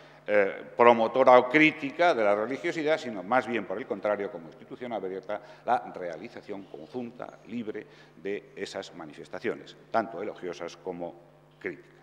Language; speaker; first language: Spanish; native; Spanish